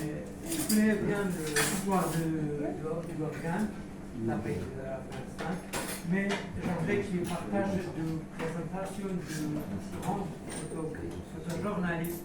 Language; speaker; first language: French; non-native, learner; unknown